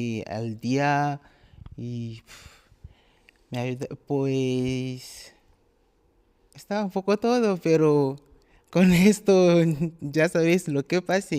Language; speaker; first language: Spanish; non-native, learner; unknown